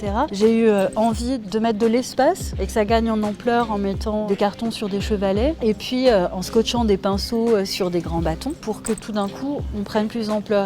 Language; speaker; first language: French; native; French